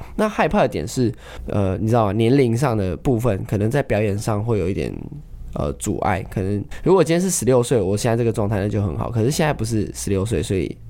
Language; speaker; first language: Chinese; native; Chinese